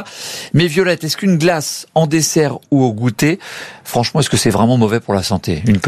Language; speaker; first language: French; native; French